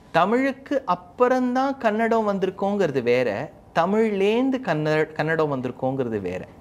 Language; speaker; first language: Tamil; native; Tamil